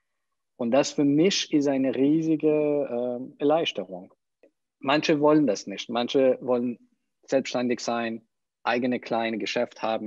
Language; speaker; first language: German; non-native, fluent; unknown